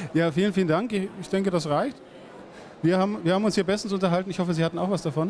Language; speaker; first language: German; native; German